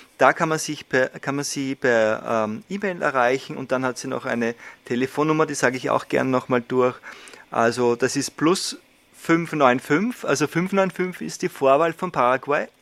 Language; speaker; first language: German; native; German